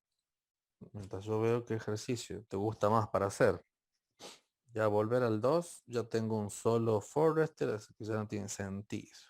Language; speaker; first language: Spanish; native; Spanish